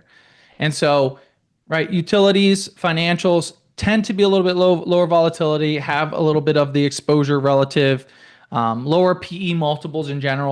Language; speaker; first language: English; native; English